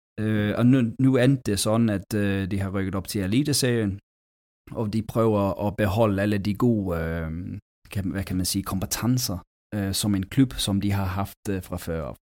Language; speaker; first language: Danish; non-native, fluent; English